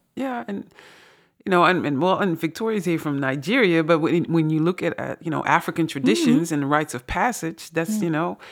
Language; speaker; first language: English; non-native, fluent; Dutch